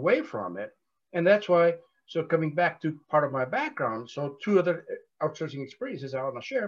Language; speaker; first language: English; non-native, local second language; Gujarati